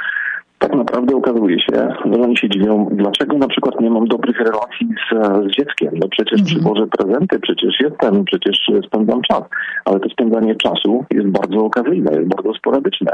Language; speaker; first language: Polish; native; Polish